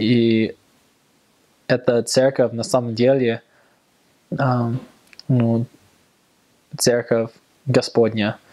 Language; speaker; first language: Russian; non-native, learner; English